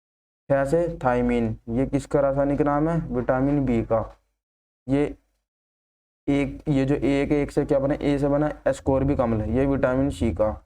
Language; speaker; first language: Hindi; native; Hindi